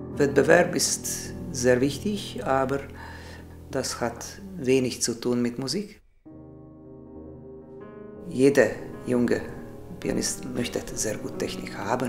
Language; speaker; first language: German; non-native, learner; Hungarian